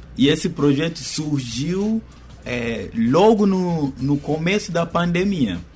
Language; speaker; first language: Portuguese; non-native, fluent; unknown